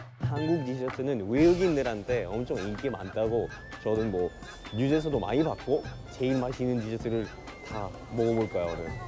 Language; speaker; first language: Korean; non-native, fluent; French